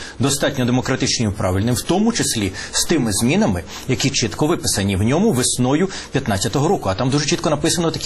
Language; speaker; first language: Ukrainian; native; Ukrainian